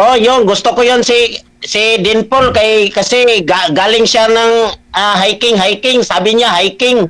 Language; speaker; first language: Filipino; non-native, local second language; Cebuano